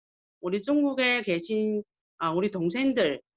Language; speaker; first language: Korean; non-native, learner; Chinese